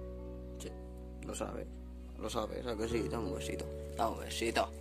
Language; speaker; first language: Spanish; native; Spanish